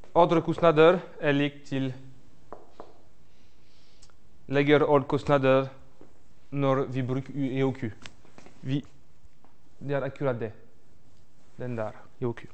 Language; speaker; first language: Norwegian; non-native, fluent; French